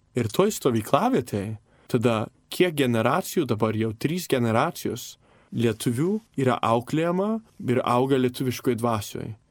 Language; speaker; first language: Lithuanian; early bilingual, heritage; Lithuanian